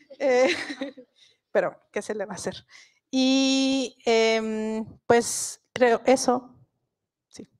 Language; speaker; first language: Spanish; non-native, local second language; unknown